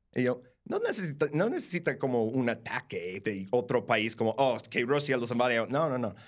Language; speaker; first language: Spanish; non-native, fluent; English